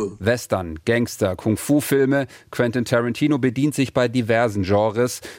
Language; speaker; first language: German; native; German